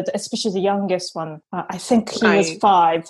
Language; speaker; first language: English; non-native, fluent; Japanese